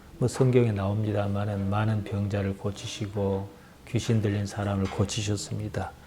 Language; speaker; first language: Korean; native; Korean